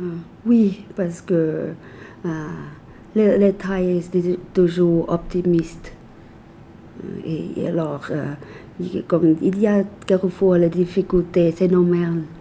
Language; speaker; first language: French; non-native, fluent; Thai